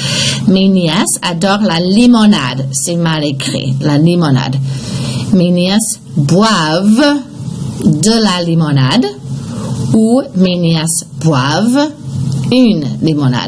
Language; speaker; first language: French; non-native, fluent; English